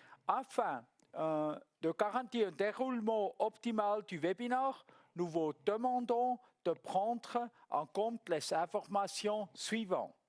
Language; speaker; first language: French; non-native, local second language; German